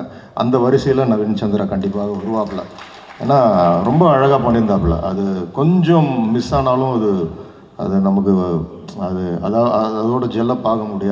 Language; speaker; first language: Tamil; native; Tamil